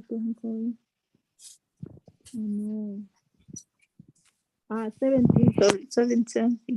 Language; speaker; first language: English; non-native, learner; Spanish